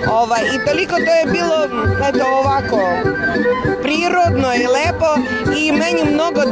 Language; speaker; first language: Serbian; non-native, fluent; Russian